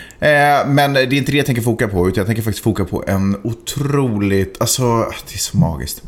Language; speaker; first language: Swedish; native; Swedish